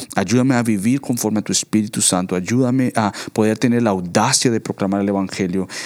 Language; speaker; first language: Spanish; native; Spanish